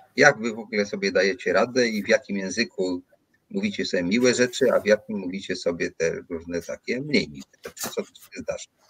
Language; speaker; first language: Polish; native; Polish